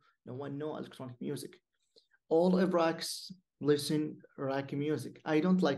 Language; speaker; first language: English; non-native, fluent; Arabic